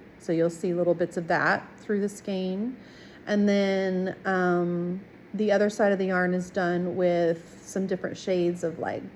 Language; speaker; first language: English; native; English